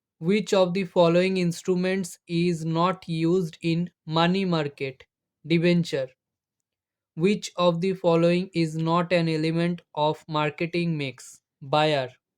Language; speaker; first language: English; non-native, local second language; Bangla